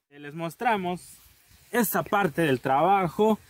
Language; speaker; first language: Spanish; non-native, local second language; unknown